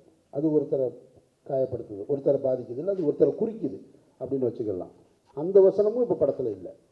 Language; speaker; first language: Tamil; native; Tamil